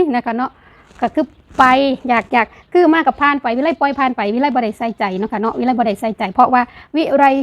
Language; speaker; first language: Thai; non-native, local second language; Northeastern Thai